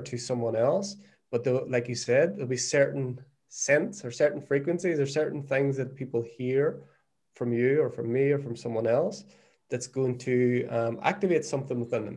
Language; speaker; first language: English; native; English